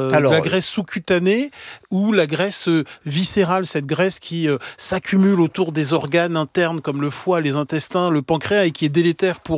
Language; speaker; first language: French; native; French